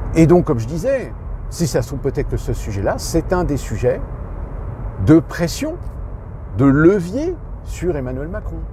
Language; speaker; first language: French; native; French